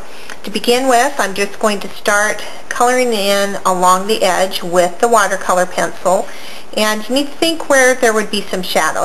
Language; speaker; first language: English; native; English